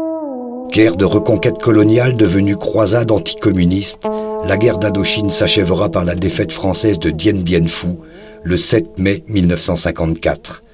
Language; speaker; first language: French; native; French